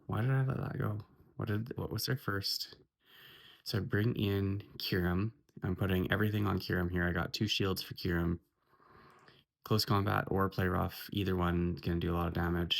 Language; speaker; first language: English; native; English